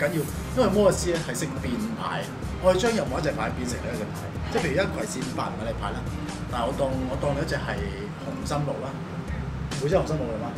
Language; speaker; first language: Cantonese; native; Cantonese